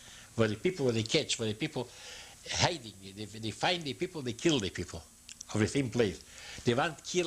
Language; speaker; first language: English; non-native, learner; Yiddish